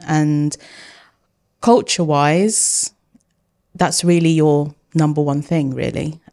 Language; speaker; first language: English; early bilingual, other home language; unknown